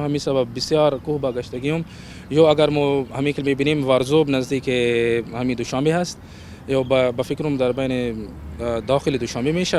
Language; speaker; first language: Persian; non-native, learner; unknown